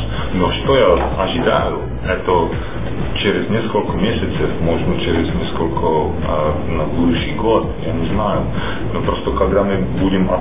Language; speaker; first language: Russian; non-native, fluent; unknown